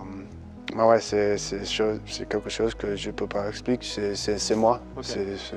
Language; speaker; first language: French; early bilingual, heritage; English